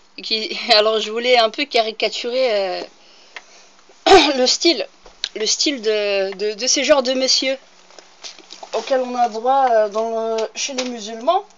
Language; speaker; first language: French; early bilingual, other home language; Arabic